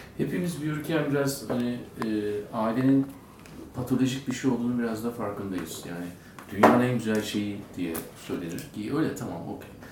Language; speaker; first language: Turkish; native; Turkish